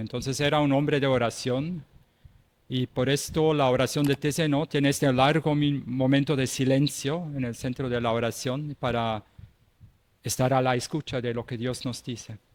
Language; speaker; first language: Spanish; non-native, fluent; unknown